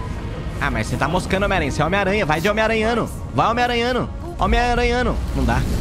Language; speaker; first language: Portuguese; native; Portuguese